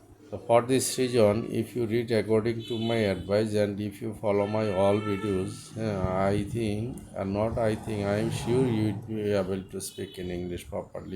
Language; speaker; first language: English; non-native, local second language; Bangla